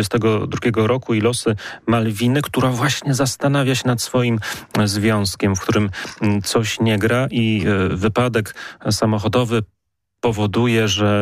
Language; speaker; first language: Polish; native; Polish